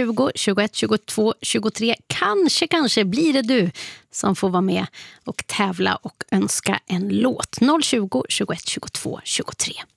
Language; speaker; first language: Swedish; native; Swedish